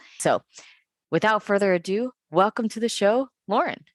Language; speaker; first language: English; native; English